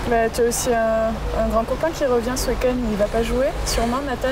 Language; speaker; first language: French; native; French